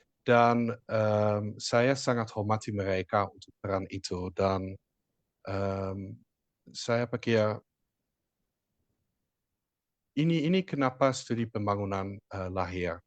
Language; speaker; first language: Indonesian; non-native, fluent; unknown